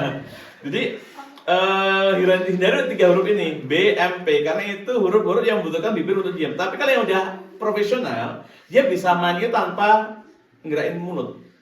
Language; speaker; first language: Indonesian; native; Indonesian